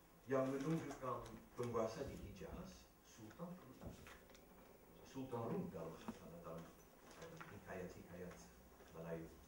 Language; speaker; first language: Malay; non-native, fluent; Dutch